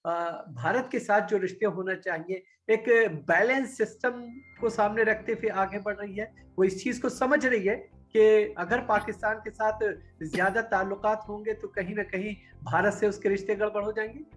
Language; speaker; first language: Hindi; native; Hindi